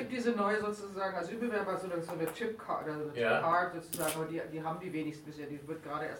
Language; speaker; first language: German; native; German